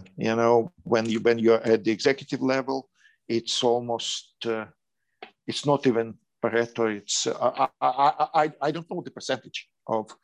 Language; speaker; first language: English; non-native, fluent; Ukrainian